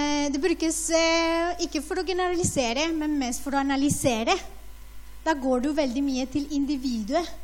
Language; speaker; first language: Norwegian; non-native, fluent; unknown